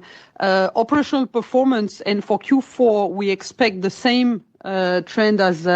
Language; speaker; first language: English; non-native, fluent; French